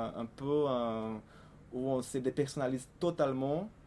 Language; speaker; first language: French; non-native, fluent; Portuguese